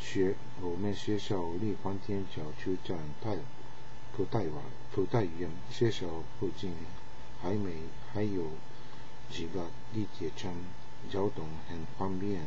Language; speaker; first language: Chinese; non-native, learner; Japanese